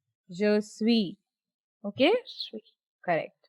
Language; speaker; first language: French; non-native, fluent; Hindi